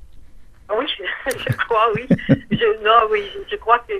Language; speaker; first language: French; non-native, fluent; Dutch